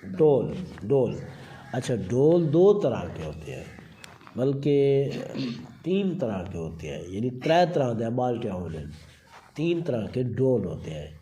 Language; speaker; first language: Urdu; non-native, local second language; Saraiki